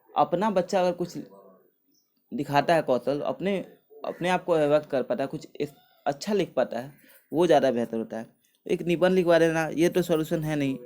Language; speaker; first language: Hindi; native; Hindi